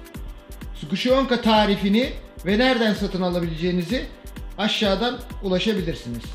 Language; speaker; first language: Turkish; native; Turkish